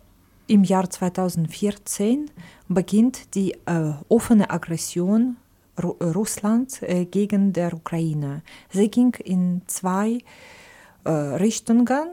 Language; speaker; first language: German; non-native, fluent; Ukrainian